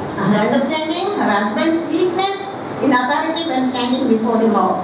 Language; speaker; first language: English; non-native, local second language; Telugu